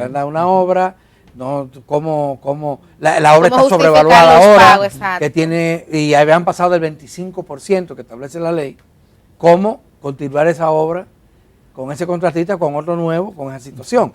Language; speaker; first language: Spanish; native; Spanish